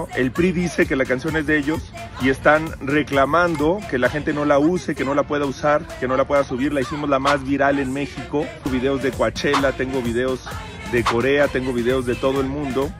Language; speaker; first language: Spanish; native; Spanish